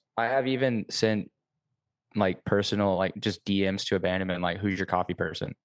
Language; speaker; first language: English; native; English